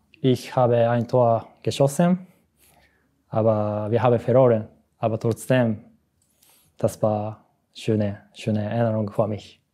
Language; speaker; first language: German; non-native, learner; Japanese